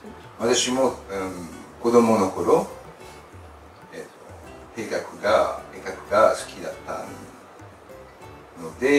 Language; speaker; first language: Japanese; non-native, learner; French